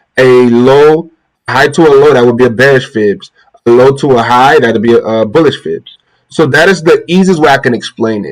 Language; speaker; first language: English; native; English